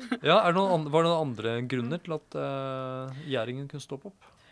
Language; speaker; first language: Norwegian; native; Norwegian